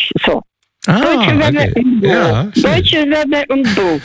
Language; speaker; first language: German; non-native, fluent; Russian